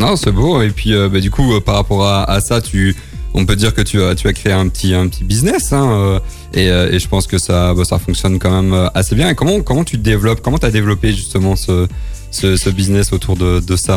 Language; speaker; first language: French; native; French